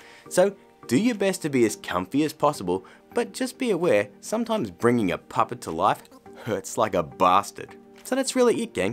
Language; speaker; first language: English; native; English